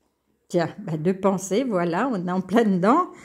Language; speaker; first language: French; native; French